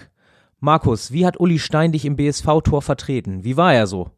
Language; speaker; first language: German; native; German